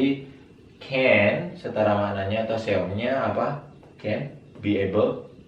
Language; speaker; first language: Indonesian; native; Indonesian